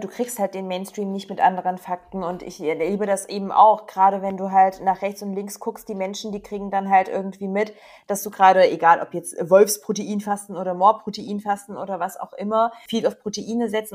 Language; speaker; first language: German; native; German